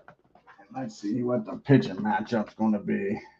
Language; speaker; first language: English; native; English